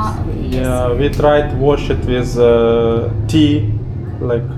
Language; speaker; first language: English; non-native, learner; Russian